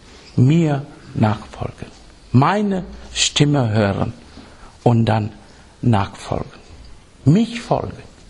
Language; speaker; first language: German; non-native, learner; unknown